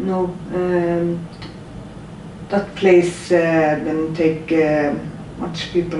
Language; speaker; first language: English; non-native, learner; Norwegian